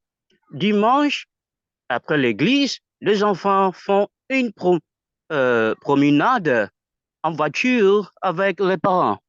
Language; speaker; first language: French; non-native, learner; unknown